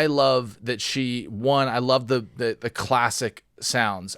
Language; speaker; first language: English; native; English